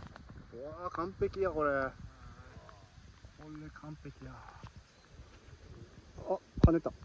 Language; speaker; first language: Japanese; native; Japanese